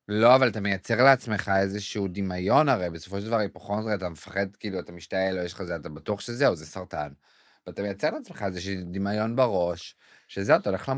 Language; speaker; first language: Hebrew; native; Hebrew